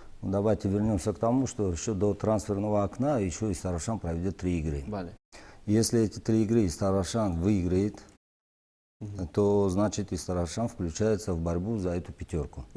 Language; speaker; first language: Russian; non-native, local second language; Tajik